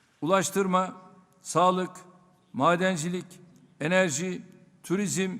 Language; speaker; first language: Turkish; native; Turkish